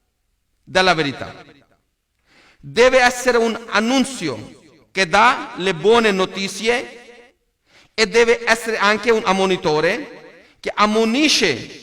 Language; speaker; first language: Italian; non-native, learner; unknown